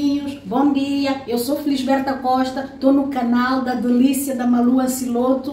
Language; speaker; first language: Portuguese; native; Portuguese